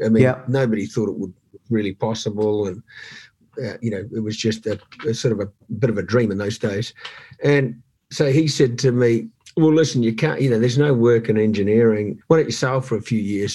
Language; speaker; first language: English; native; English